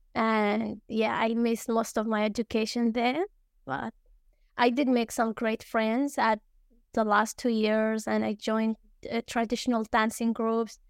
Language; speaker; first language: English; early bilingual, other home language; Arabic